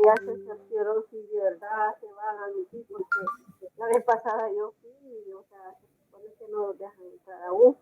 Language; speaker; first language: Spanish; native; Spanish